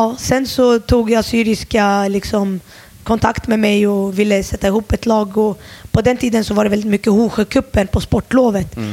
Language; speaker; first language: Swedish; early bilingual, other home language; Turoyo